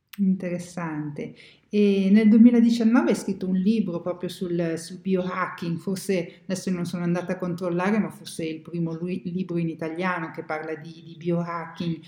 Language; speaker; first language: Italian; native; Italian